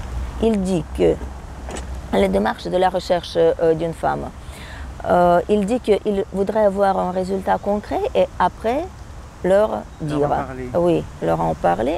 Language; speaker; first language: French; non-native, fluent; Russian